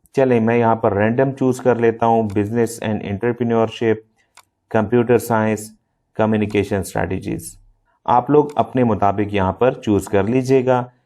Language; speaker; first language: Urdu; non-native, local second language; Punjabi